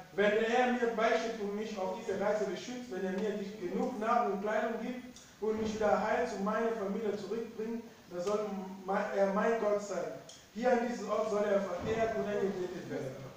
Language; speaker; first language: German; non-native, fluent; Lingala